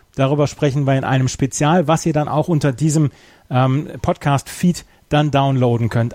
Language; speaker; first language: German; native; German